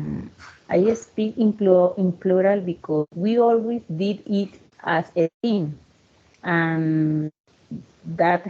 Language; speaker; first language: English; non-native, learner; Spanish